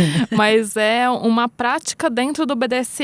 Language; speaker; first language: Portuguese; native; Portuguese